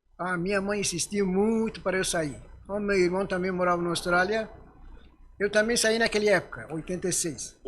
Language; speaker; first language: Portuguese; non-native, fluent; Persian